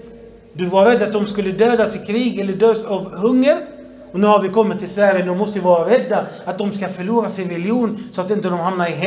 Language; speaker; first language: Swedish; early bilingual, other home language; Arabic